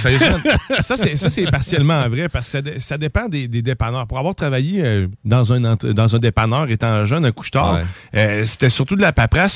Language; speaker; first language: French; native; French